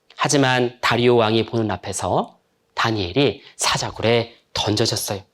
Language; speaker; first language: Korean; native; Korean